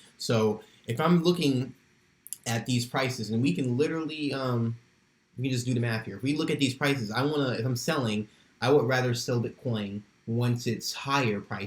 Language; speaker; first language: English; native; English